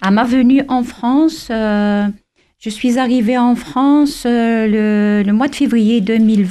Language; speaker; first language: French; non-native, local second language; Kabyle